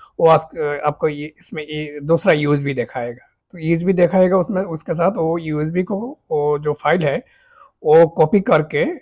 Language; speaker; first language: Hindi; non-native, fluent; Bangla